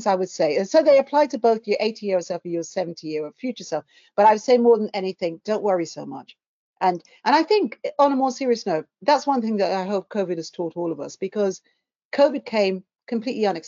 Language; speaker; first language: English; native; English